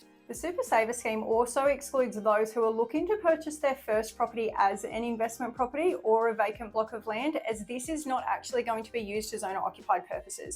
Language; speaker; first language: English; native; English